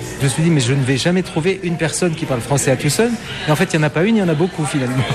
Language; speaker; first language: French; native; French